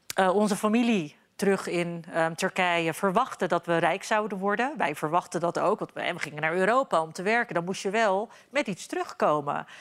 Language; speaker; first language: Dutch; early bilingual, other home language; Turkish